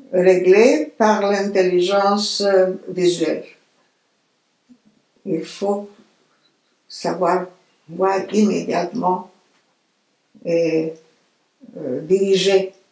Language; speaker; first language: French; non-native, fluent; Romanian